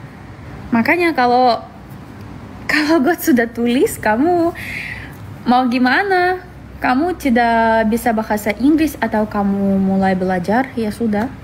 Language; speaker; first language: Indonesian; non-native, fluent; Russian